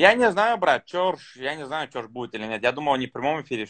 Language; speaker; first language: Russian; native; Russian